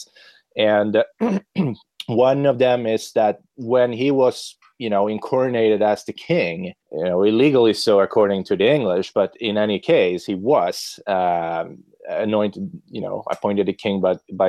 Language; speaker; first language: English; non-native, fluent; Swedish